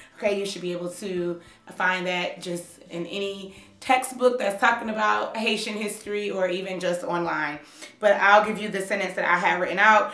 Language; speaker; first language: English; native; English